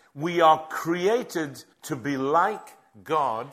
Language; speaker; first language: English; native; English